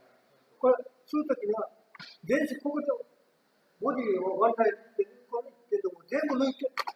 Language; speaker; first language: Japanese; native; Japanese